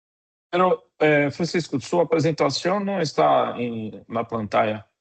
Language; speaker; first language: Portuguese; non-native, fluent; Spanish